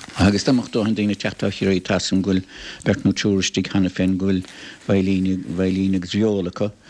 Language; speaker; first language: Irish; native; Irish